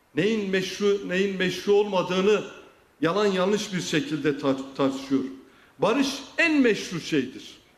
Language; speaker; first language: Turkish; non-native, local second language; Kurdish